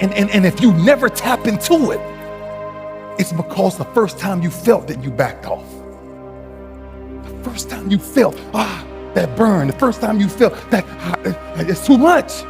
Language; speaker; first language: English; native; English